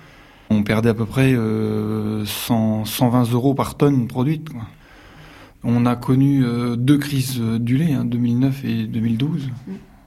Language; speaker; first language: French; native; French